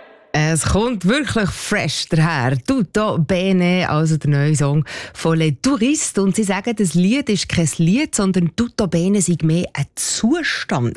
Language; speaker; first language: German; native; German